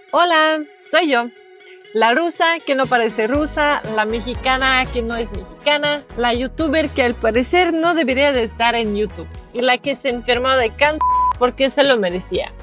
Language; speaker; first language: Spanish; non-native, fluent; Russian